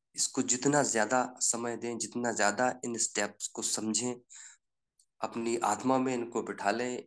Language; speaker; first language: Hindi; native; Hindi